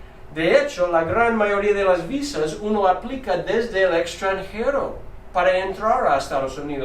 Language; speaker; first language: Spanish; non-native, fluent; English